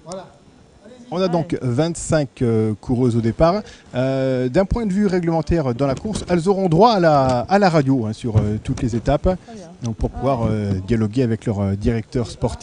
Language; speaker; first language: French; native; French